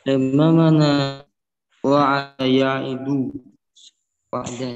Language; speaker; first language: Arabic; non-native, fluent; Indonesian